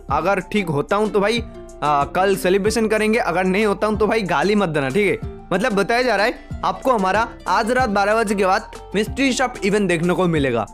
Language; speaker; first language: Hindi; non-native, local second language; Bangla